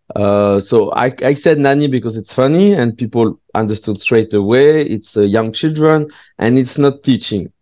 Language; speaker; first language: English; non-native, fluent; French